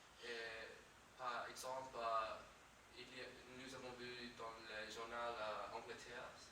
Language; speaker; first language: French; non-native, learner; English